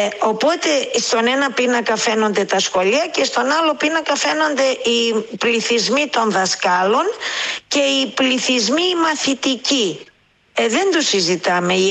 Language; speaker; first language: Greek; native; Greek